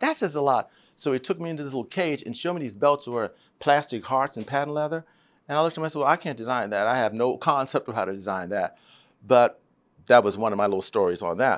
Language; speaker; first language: English; native; English